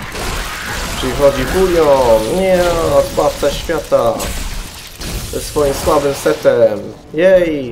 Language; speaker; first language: Polish; native; Polish